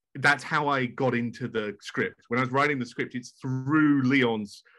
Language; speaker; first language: English; native; English